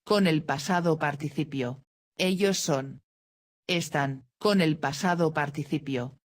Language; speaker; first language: Spanish; non-native, fluent; Dutch